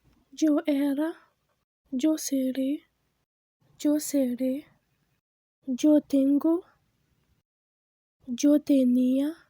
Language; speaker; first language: Spanish; non-native, fluent; Haitian Creole